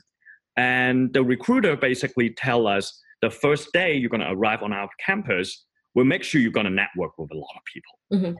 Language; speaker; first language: English; non-native, local second language; Cantonese